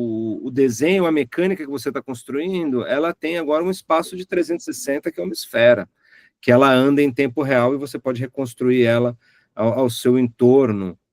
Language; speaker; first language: Portuguese; native; Portuguese